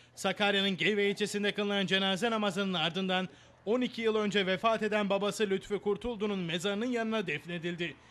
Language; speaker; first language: Turkish; native; Turkish